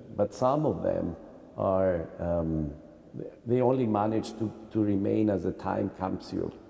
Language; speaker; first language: English; non-native, fluent; Greek